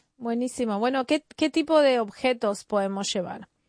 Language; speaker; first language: Spanish; native; Spanish